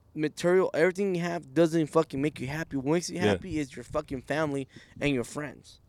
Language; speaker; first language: English; early bilingual, other home language; Spanish